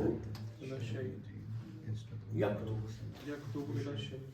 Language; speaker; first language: Arabic; non-native, learner; Urdu